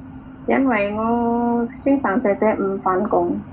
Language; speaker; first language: Cantonese; non-native, learner; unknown